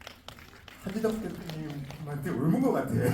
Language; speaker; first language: Korean; native; Korean